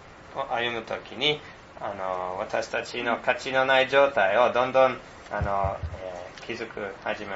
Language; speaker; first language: Japanese; non-native, fluent; English